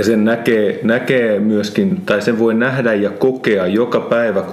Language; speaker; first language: Finnish; non-native, fluent; Spanish